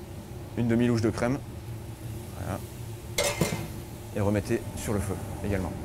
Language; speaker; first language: French; native; French